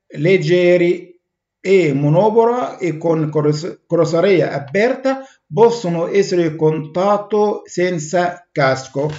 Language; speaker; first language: Italian; non-native, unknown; Arabic